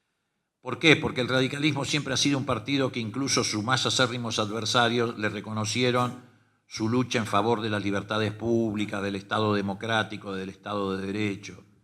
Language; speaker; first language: Spanish; native; Spanish